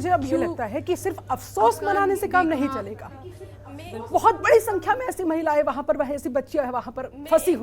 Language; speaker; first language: Hindi; native; Hindi